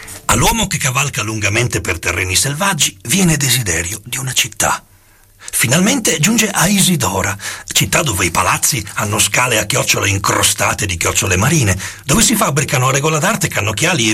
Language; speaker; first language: Italian; native; Italian